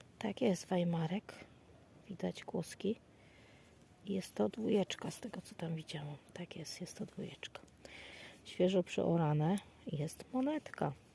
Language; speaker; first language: Polish; native; Polish